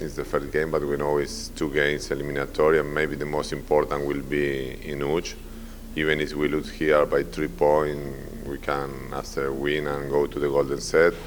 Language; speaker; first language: English; non-native, learner; Spanish